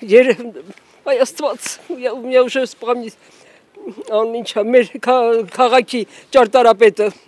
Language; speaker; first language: Armenian; native; Armenian